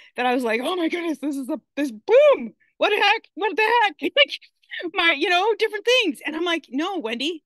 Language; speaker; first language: English; native; English